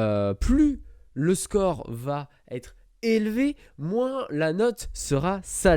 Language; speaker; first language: French; native; French